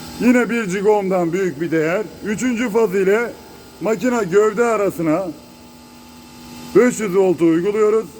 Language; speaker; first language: Turkish; native; Turkish